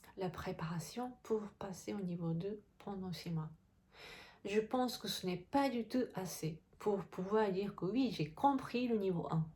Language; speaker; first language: French; non-native, fluent; Japanese